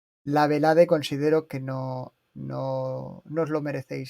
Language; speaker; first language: Spanish; native; Spanish